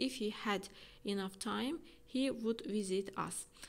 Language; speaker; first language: English; non-native, fluent; Azerbaijani